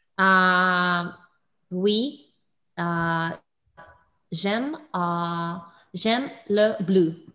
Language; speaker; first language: French; non-native, learner; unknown